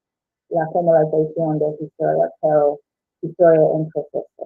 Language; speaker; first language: Spanish; non-native, learner; English